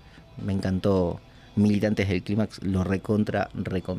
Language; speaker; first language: Spanish; native; Spanish